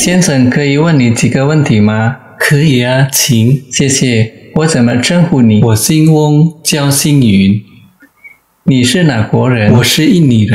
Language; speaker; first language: Chinese; non-native, fluent; Indonesian